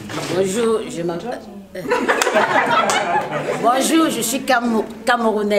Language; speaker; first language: French; non-native, learner; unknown